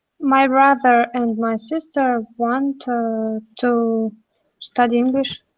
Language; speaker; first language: English; non-native, learner; Russian